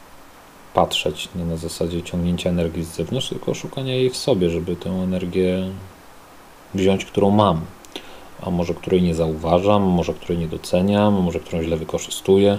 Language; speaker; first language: Polish; native; Polish